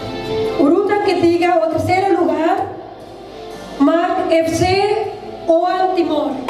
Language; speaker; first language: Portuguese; non-native, learner; Tetum